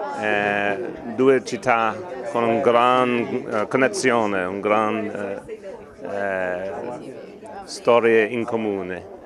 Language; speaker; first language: Italian; non-native, learner; English